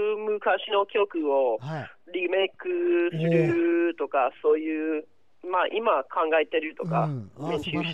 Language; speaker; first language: Japanese; non-native, fluent; English